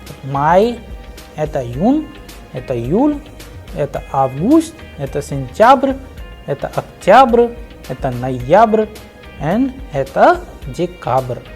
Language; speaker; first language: Russian; non-native, fluent; Hindi